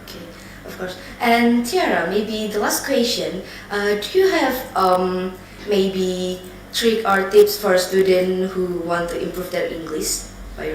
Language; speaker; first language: English; non-native, learner; Indonesian